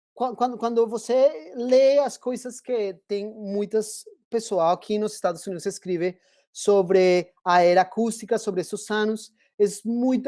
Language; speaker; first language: Portuguese; non-native, fluent; Spanish